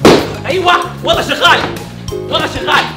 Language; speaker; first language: Arabic; native; Arabic